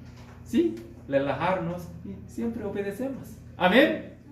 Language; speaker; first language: Spanish; non-native, learner; Korean